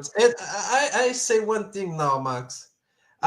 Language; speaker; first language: English; non-native, learner; Portuguese